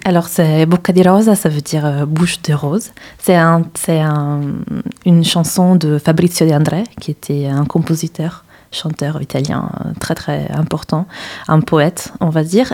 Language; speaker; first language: French; non-native, fluent; Italian